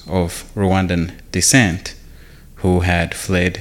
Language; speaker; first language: English; non-native, local second language; Kinyarwanda